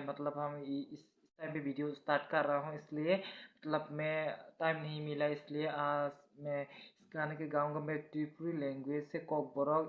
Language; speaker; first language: Hindi; non-native, local second language; Kok Borok